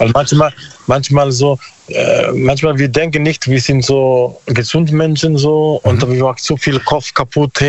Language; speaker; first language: German; non-native, learner; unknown